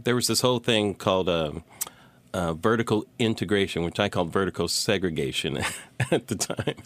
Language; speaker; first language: English; native; English